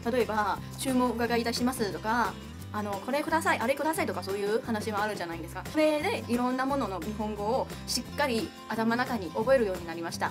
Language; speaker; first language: Japanese; non-native, fluent; Chinese